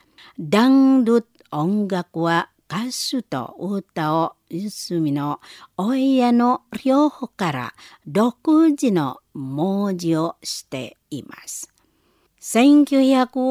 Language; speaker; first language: Japanese; non-native, learner; Indonesian